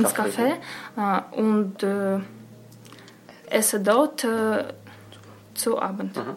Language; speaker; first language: German; non-native, learner; Russian